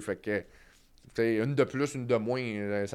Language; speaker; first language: French; native; French